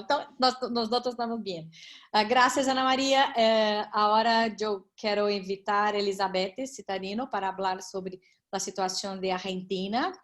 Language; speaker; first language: Portuguese; non-native, learner; Spanish